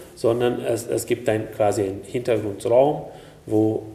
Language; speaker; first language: German; non-native, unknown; Hungarian